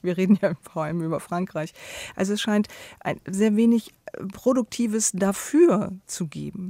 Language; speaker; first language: German; native; German